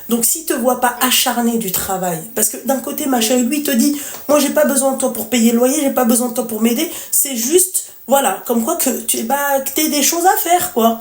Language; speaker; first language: French; native; French